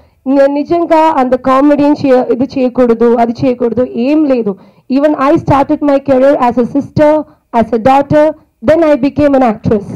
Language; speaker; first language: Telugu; non-native, learner; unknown